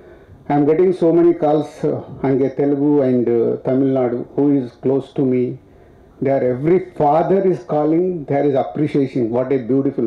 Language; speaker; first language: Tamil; non-native, learner; Telugu